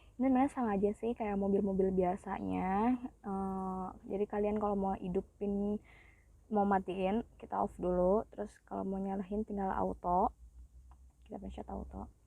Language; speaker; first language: Indonesian; native; Indonesian